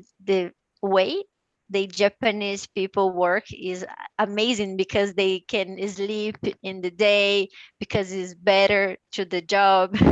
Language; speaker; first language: English; non-native, learner; Portuguese